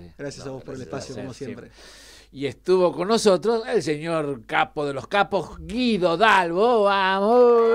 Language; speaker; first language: Spanish; native; Spanish